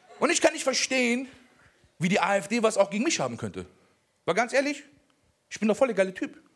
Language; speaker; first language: German; early bilingual, other home language; Persian